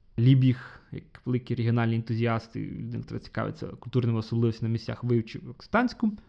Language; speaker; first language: Ukrainian; non-native, local second language; Russian